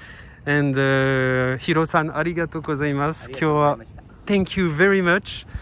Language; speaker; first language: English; non-native, learner; French